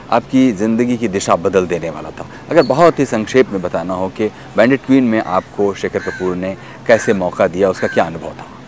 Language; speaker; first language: Hindi; native; Hindi